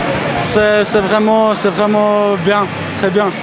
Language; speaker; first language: French; non-native, learner; Czech